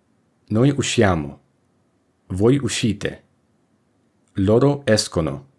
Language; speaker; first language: Italian; non-native, fluent; English